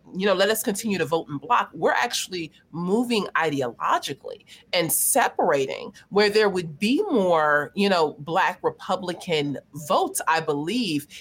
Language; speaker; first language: English; native; English